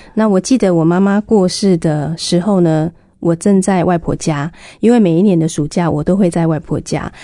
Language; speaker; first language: Chinese; native; Chinese